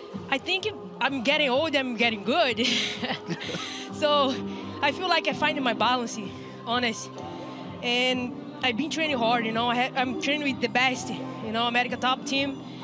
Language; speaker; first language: English; non-native, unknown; Portuguese